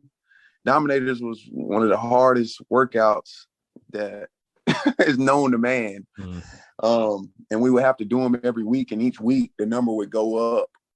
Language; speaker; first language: English; native; English